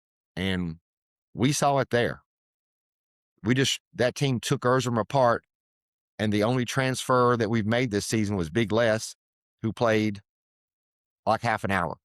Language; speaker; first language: English; native; English